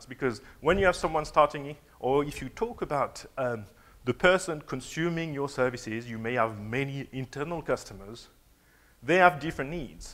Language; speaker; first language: English; non-native, fluent; French